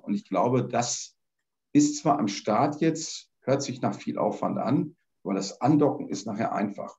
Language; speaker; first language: German; native; German